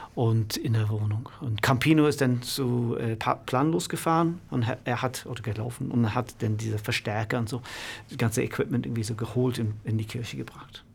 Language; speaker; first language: German; non-native, fluent; English